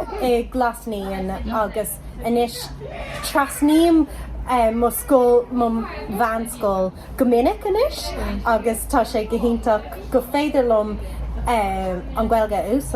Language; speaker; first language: Irish; non-native, local second language; English